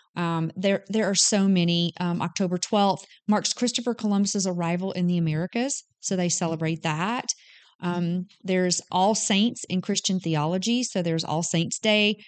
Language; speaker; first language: English; native; English